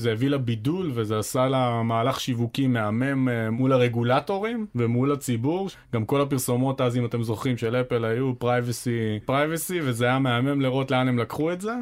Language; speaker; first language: Hebrew; native; Hebrew